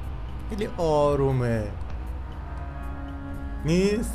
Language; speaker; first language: Persian; native; Persian